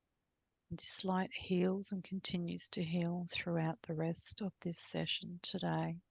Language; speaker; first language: English; native; English